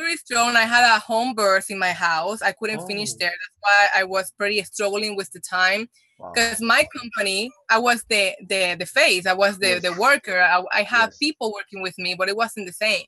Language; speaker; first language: English; non-native, fluent; Spanish